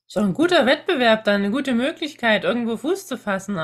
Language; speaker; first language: German; native; German